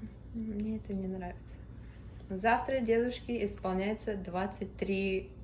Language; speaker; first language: Russian; early bilingual, heritage; Russian